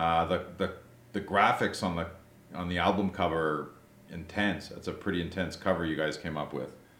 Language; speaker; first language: English; early bilingual, other home language; French